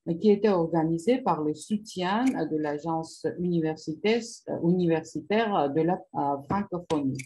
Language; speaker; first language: French; non-native, fluent; Georgian